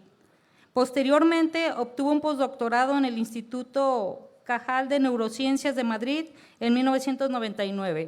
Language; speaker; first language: Spanish; native; Spanish